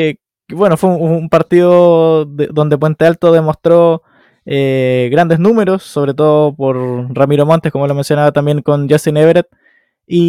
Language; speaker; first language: Spanish; native; Spanish